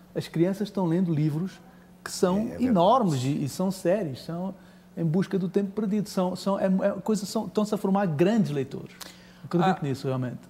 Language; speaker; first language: Portuguese; native; Portuguese